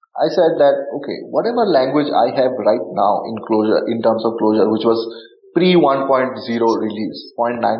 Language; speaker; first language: English; non-native, local second language; Bangla